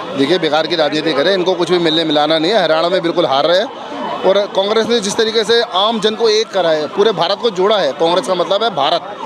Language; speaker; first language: Hindi; native; Hindi